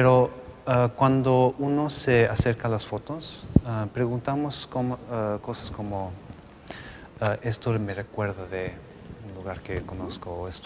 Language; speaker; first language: Spanish; non-native, local second language; English